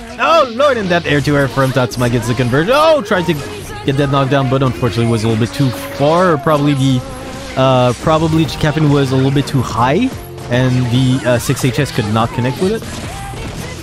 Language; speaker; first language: English; non-native, fluent; French